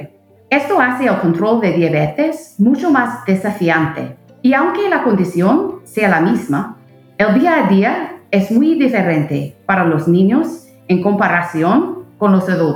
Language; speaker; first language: Spanish; non-native, fluent; English